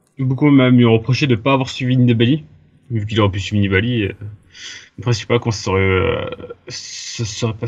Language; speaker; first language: French; native; French